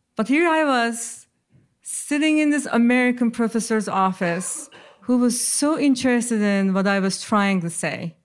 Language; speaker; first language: English; non-native, fluent; Turkish